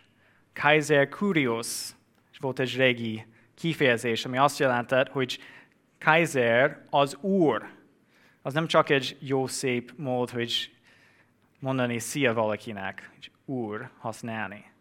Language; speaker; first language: Hungarian; non-native, fluent; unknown